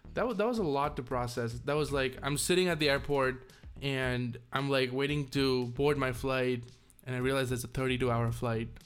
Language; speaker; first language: English; non-native, local second language; Tamil